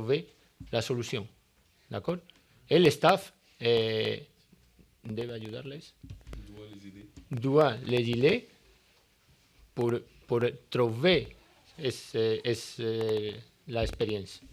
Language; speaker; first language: French; non-native, learner; Spanish